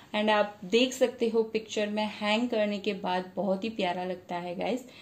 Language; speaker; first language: Hindi; non-native, local second language; Bangla